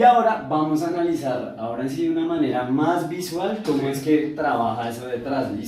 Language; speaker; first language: Spanish; native; Spanish